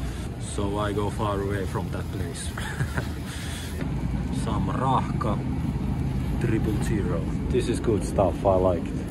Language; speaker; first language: English; non-native, learner; Finnish